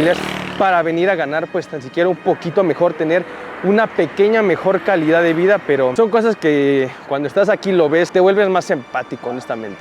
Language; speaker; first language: Spanish; native; Spanish